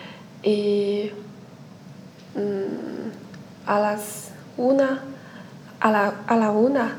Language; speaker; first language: Spanish; non-native, learner; Chinese